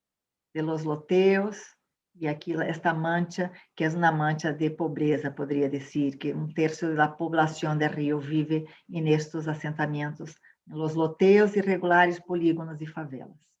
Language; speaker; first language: Spanish; non-native, fluent; Portuguese